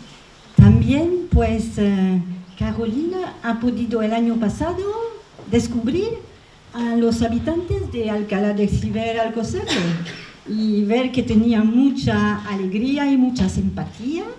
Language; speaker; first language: Spanish; non-native, fluent; French